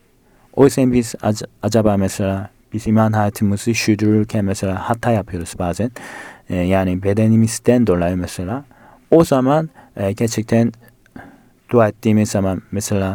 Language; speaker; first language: Turkish; non-native, fluent; Korean